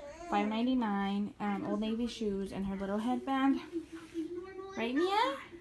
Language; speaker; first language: English; early bilingual, other home language; Spanish